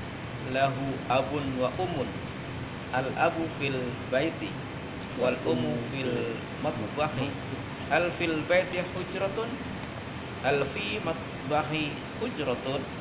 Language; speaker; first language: Arabic; non-native, learner; Indonesian